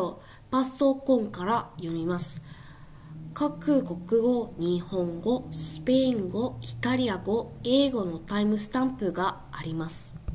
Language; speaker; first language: Japanese; non-native, learner; English